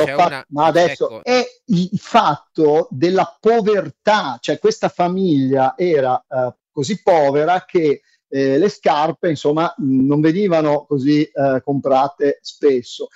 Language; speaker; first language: Italian; native; Italian